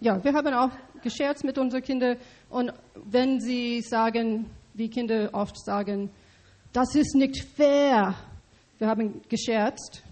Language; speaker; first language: German; non-native, learner; English